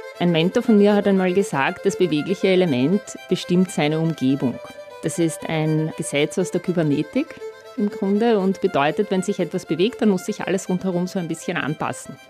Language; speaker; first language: German; early bilingual, other home language; Russian